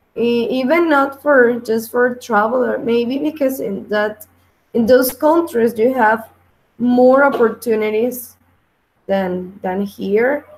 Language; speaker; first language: English; non-native, learner; Spanish